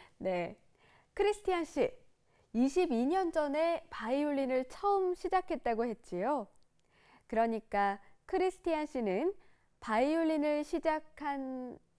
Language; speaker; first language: Korean; native; Korean